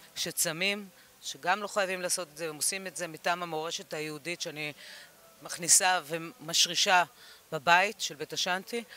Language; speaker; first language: Hebrew; early bilingual, other home language; English